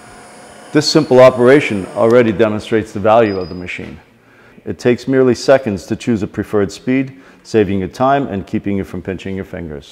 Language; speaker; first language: English; native; English